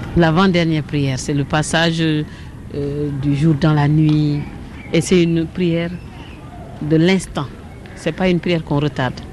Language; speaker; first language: French; non-native, local second language; Wolof